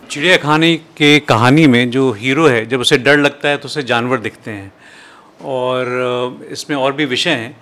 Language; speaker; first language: Hindi; native; Hindi